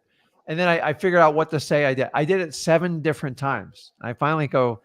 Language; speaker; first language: English; native; English